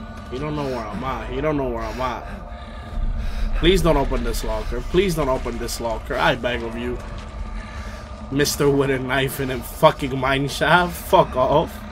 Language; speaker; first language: English; early bilingual, other home language; Spanish